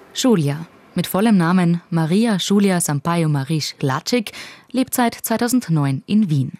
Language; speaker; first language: German; native; German